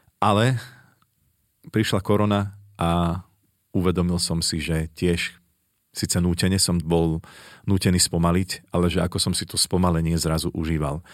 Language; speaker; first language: Slovak; native; Slovak